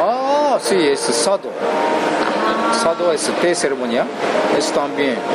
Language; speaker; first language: Spanish; non-native, learner; Japanese